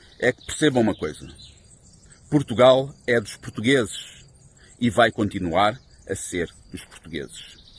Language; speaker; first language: Portuguese; native; Portuguese